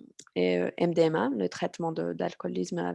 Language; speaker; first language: French; non-native, fluent; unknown